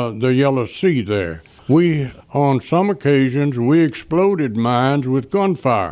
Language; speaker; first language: English; native; English